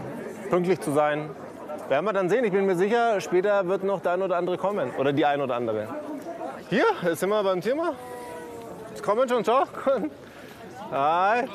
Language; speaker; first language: German; native; German